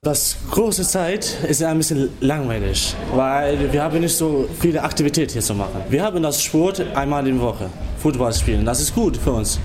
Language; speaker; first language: German; non-native, learner; Albanian